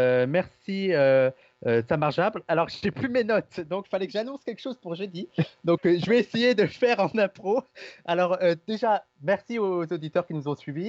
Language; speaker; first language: French; native; French